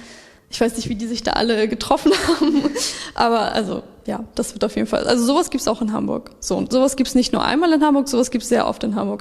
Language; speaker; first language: German; early bilingual, other home language; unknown